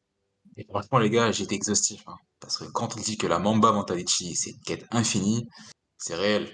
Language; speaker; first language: French; native; French